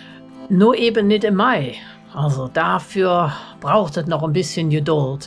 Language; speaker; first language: German; native; German